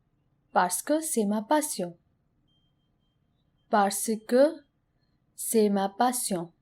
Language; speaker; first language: French; non-native, fluent; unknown